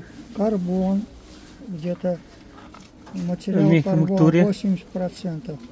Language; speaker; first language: Russian; native; Russian